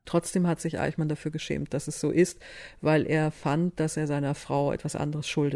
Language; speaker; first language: German; native; German